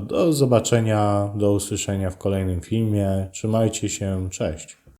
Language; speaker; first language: Polish; native; Polish